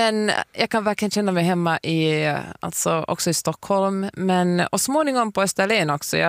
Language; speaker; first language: Swedish; native; Swedish